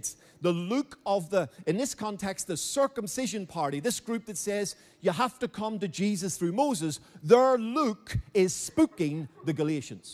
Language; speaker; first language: English; native; English